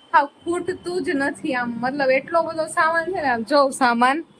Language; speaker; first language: Gujarati; native; Gujarati